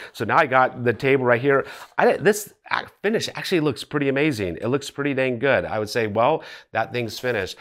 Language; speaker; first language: English; native; English